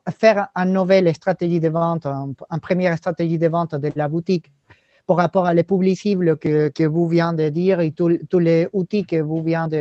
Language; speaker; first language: French; non-native, learner; Spanish